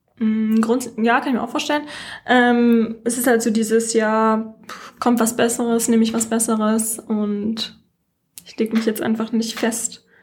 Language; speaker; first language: German; native; German